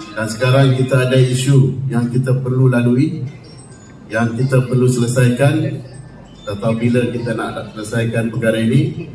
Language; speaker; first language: Malay; non-native, local second language; Tamil